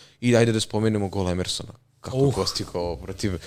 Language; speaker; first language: Serbian; native; Serbian